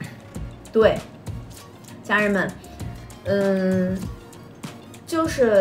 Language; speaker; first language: Chinese; native; Chinese